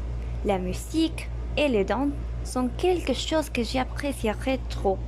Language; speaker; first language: French; non-native, learner; Spanish